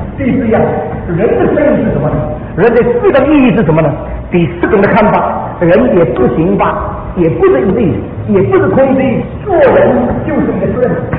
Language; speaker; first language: Chinese; early bilingual, heritage; Chinese